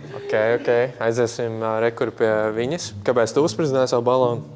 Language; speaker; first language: Latvian; native; Latvian